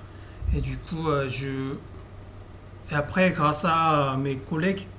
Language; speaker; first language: French; non-native, learner; Korean